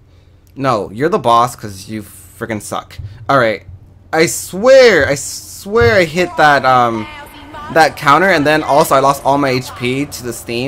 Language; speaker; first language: English; native; English